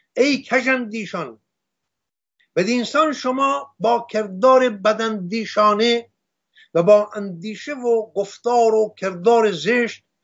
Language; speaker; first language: Persian; non-native, local second language; Armenian